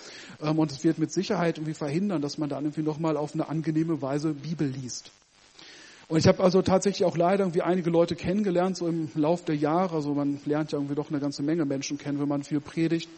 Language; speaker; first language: German; native; German